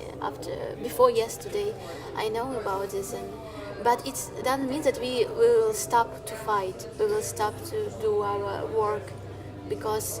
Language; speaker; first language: English; non-native, learner; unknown